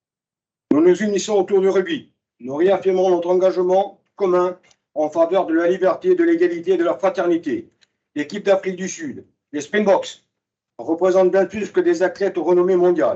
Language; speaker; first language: French; native; French